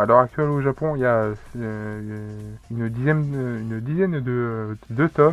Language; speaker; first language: French; native; French